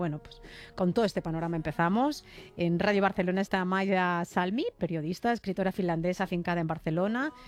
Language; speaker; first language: Spanish; native; Spanish